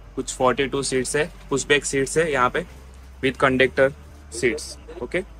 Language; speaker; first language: Hindi; non-native, local second language; Gujarati